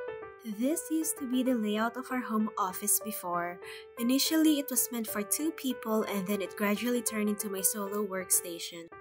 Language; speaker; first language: English; non-native, local second language; Filipino